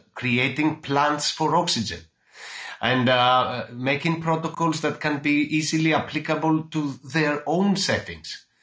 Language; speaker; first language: English; non-native, fluent; Greek